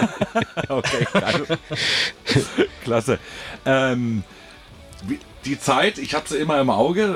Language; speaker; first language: German; native; German